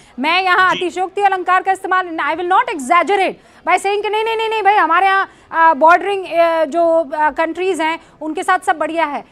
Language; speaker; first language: Hindi; native; Hindi